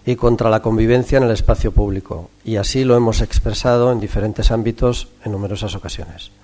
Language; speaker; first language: Spanish; non-native, local second language; Catalan